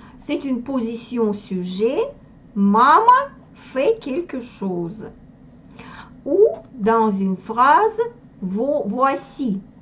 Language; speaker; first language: French; non-native, fluent; Russian